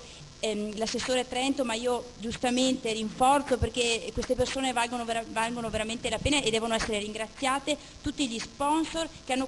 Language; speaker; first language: Italian; native; Italian